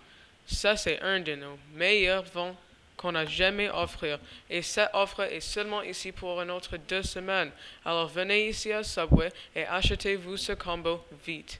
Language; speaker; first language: French; non-native, learner; English